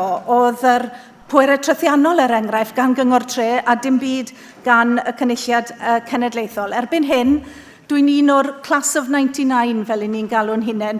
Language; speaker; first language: Welsh; native; Welsh